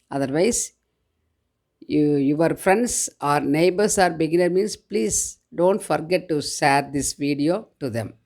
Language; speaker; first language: English; non-native, local second language; Tamil